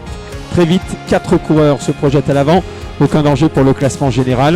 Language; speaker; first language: French; native; French